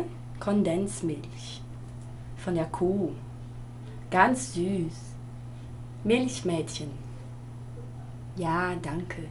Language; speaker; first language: German; non-native, learner; Portuguese